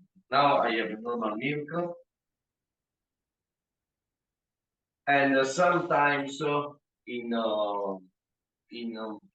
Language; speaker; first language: English; non-native, learner; Italian